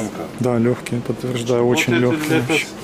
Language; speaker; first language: Russian; native; Russian